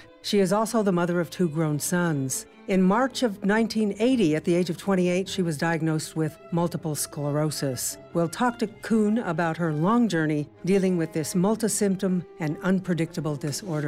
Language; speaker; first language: English; native; English